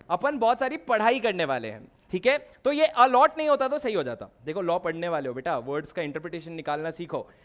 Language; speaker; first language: Hindi; non-native, local second language; Odia